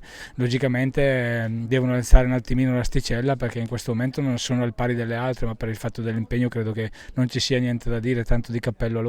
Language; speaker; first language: Italian; native; Italian